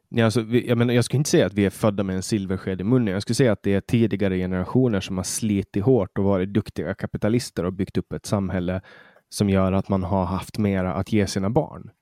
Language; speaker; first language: Swedish; native; Swedish